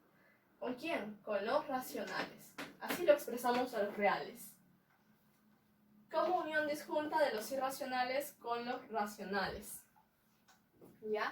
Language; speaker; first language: Spanish; native; Spanish